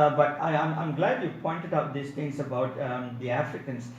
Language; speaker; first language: English; non-native, local second language; Tamil